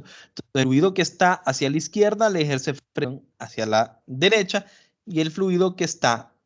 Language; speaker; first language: Spanish; native; Spanish